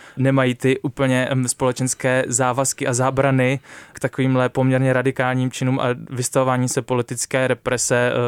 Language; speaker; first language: Czech; native; Czech